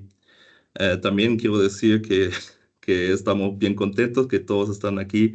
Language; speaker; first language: Spanish; non-native, fluent; German